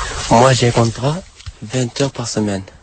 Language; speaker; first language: French; non-native, learner; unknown